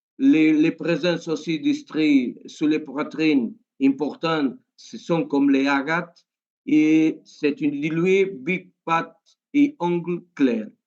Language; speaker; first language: French; non-native, learner; Portuguese